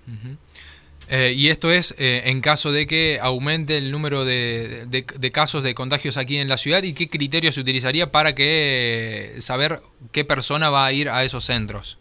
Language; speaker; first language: Spanish; native; Spanish